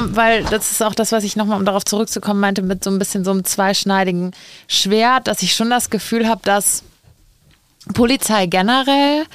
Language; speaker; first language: German; native; German